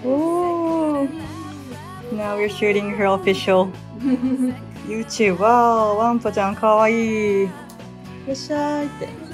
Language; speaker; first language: English; non-native, fluent; Japanese